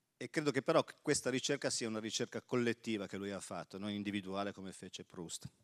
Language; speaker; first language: Italian; native; Italian